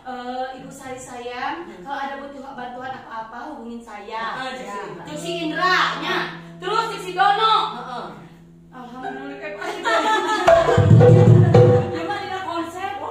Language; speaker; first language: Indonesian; non-native, local second language; Sundanese